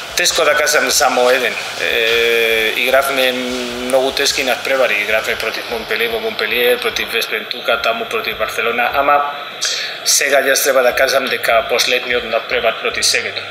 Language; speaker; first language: Macedonian; non-native, learner; Spanish